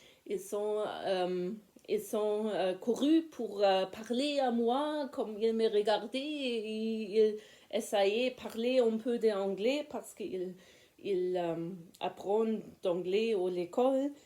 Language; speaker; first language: French; non-native, fluent; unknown